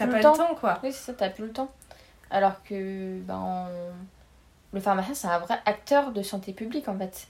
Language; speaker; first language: French; native; French